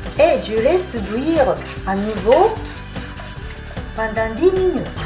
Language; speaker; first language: French; non-native, fluent; Japanese